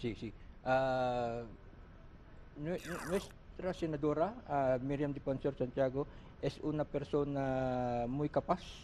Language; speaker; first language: Spanish; non-native, learner; Filipino